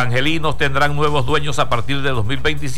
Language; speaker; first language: Spanish; native; Spanish